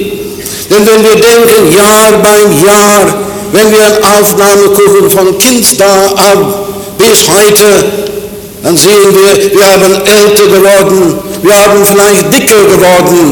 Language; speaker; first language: German; non-native, fluent; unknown